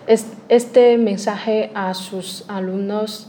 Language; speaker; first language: Spanish; non-native, learner; Chinese